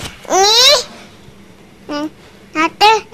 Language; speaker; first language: Indonesian; native; Indonesian